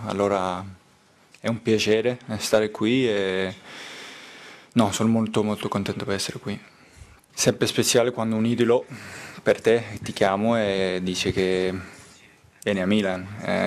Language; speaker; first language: Italian; non-native, learner; Danish